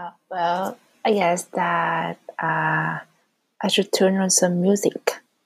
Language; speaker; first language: English; non-native, learner; Vietnamese